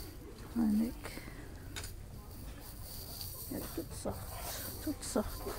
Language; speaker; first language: French; non-native, local second language; Arabic